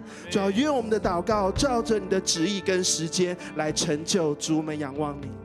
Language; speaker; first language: Chinese; native; Chinese